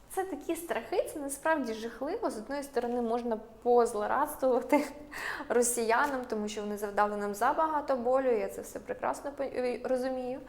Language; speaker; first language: Ukrainian; non-native, local second language; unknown